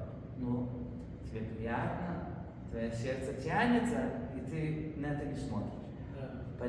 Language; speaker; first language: Russian; non-native, fluent; English